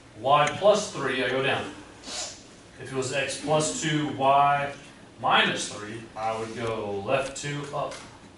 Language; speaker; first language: English; native; English